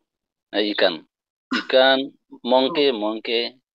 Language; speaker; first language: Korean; non-native, learner; Tetum